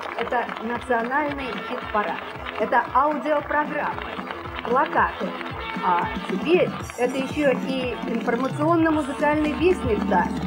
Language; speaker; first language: Russian; native; Russian